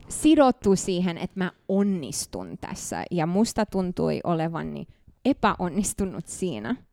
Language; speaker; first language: Finnish; non-native, fluent; Romanian